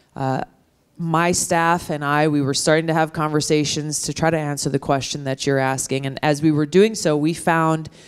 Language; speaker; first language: English; native; English